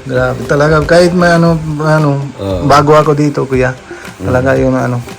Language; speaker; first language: Filipino; non-native, learner; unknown